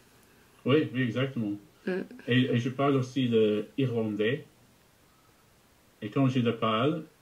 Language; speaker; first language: French; non-native, fluent; English